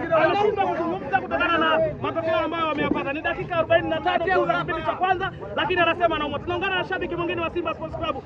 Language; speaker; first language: Swahili; native; Swahili